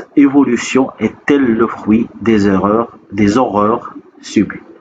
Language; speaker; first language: French; non-native, local second language; Arabic